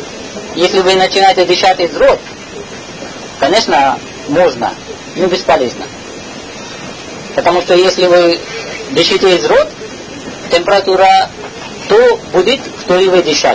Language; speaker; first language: Russian; non-native, learner; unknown